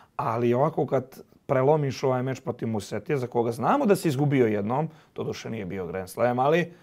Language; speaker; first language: Serbian; native; Serbian